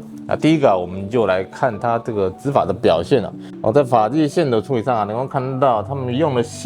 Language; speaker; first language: Chinese; native; Chinese